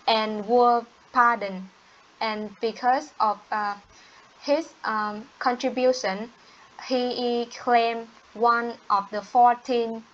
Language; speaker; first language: English; non-native, learner; Vietnamese